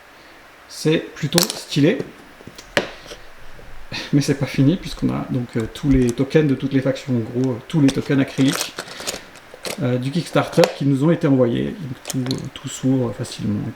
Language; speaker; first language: French; native; French